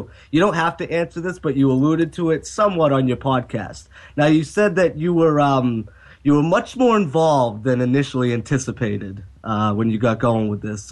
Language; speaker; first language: English; native; English